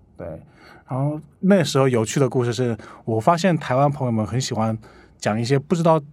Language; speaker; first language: Chinese; non-native, fluent; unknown